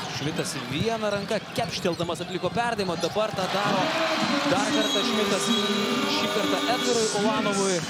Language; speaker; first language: Lithuanian; native; Lithuanian